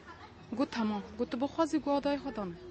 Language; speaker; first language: Turkish; non-native, learner; Kurdish